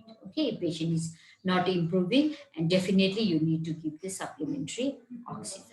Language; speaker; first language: English; non-native, local second language; Nepali